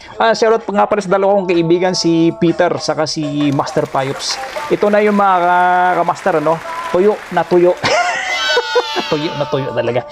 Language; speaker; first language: Filipino; non-native, local second language; Bikol